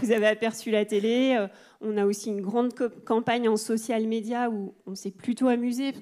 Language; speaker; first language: French; native; French